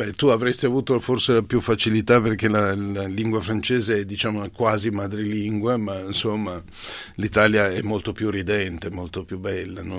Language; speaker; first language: Italian; native; Italian